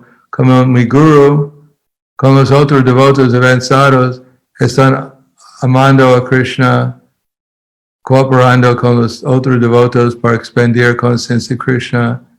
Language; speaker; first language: Spanish; non-native, fluent; English